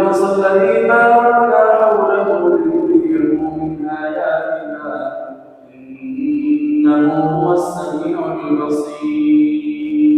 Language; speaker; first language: Arabic; native; Arabic